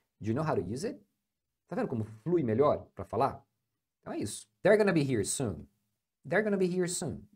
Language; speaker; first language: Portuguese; native; Portuguese